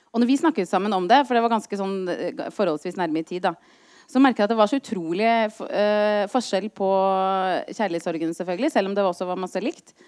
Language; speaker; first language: Norwegian; native; Norwegian